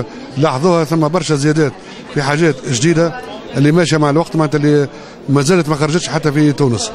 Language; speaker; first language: Arabic; native; Arabic